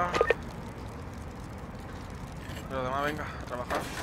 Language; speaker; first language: Spanish; native; Spanish